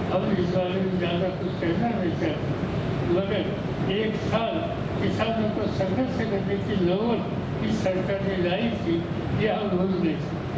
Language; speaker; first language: Hindi; non-native, local second language; Marathi